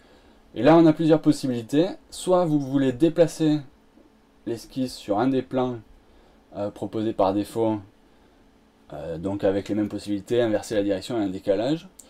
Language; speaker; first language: French; native; French